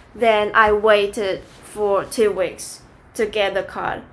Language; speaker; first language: English; non-native, fluent; Chinese